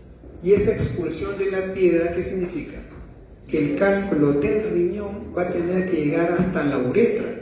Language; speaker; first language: Spanish; native; Spanish